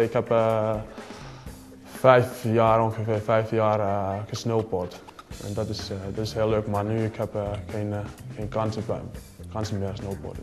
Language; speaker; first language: Dutch; non-native, learner; Finnish